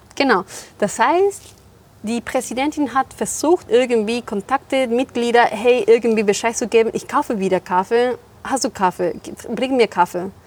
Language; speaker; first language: German; non-native, fluent; Spanish